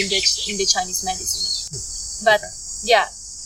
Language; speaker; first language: English; non-native, fluent; Italian